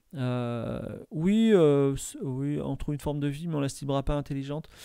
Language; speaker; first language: French; native; French